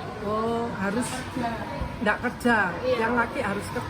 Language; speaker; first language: Indonesian; native; Indonesian